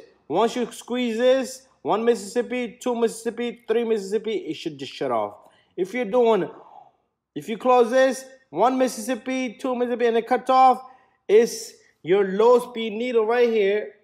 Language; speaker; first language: English; native; English